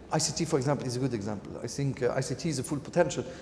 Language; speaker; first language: English; non-native, fluent; Luxembourgish